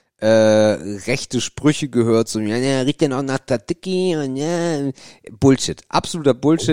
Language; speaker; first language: German; native; German